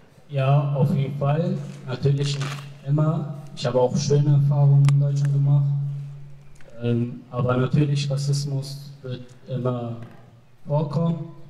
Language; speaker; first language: German; early bilingual, other home language; Persian